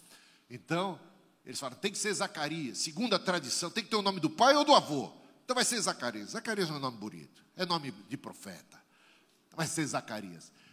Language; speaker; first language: Portuguese; native; Portuguese